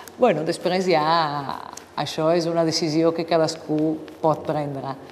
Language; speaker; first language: Catalan; non-native, fluent; Italian